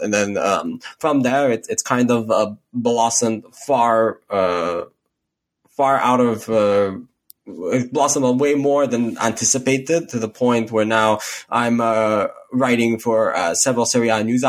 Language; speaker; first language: English; native; English